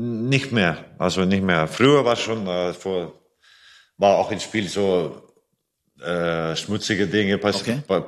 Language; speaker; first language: German; non-native, fluent; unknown